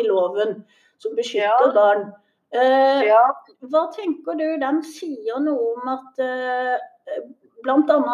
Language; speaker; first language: Norwegian; native; Norwegian